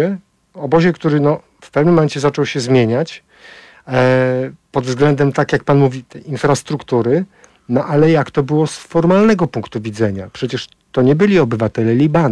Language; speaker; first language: Polish; native; Polish